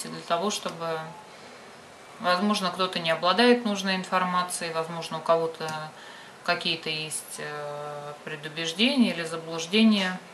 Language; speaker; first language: Russian; native; Russian